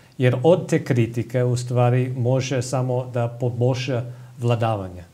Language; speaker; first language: Serbian; non-native, fluent; English